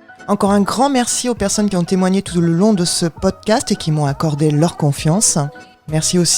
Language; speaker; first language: French; native; French